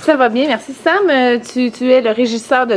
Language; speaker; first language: French; native; French